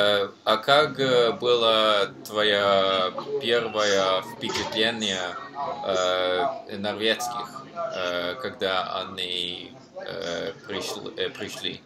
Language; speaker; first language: Russian; non-native, learner; Norwegian